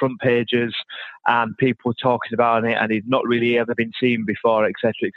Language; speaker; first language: English; native; English